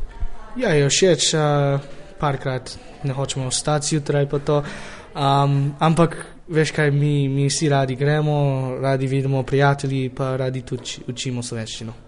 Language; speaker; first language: Slovenian; early bilingual, heritage; English